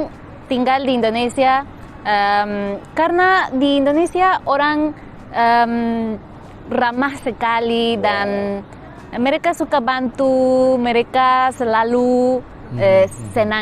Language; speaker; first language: Indonesian; non-native, fluent; Spanish